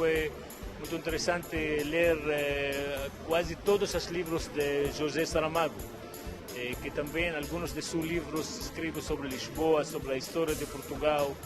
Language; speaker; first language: Portuguese; non-native, fluent; Arabic